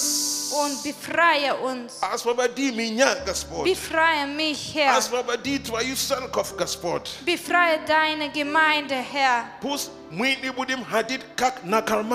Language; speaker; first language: German; non-native, fluent; Russian